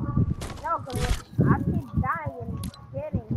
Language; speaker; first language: English; native; English